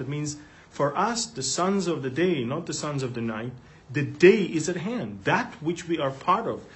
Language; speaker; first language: English; non-native, fluent; Hebrew